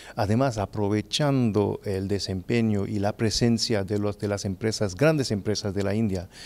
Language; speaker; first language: Spanish; non-native, fluent; Hindi